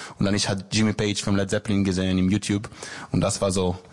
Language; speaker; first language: German; non-native, learner; Hebrew